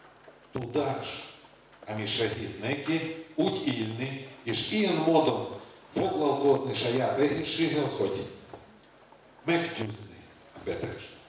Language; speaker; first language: Hungarian; non-native, learner; Russian